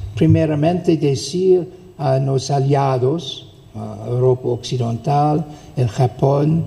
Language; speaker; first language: Spanish; non-native, fluent; English